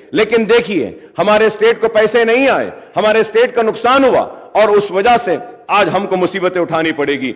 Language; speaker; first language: Urdu; native; Urdu